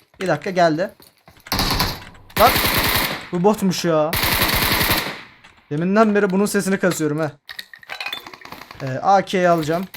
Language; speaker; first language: Turkish; native; Turkish